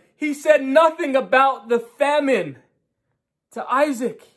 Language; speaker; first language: English; native; English